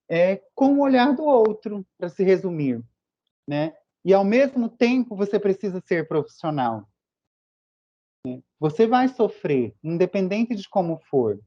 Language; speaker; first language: Portuguese; native; Portuguese